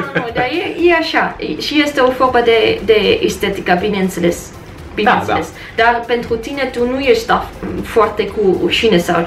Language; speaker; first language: Romanian; non-native, learner; Dutch